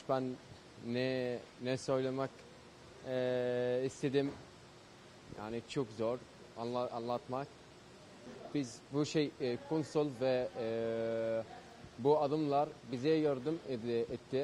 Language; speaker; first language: Turkish; non-native, learner; Arabic